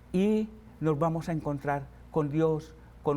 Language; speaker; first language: Spanish; native; Spanish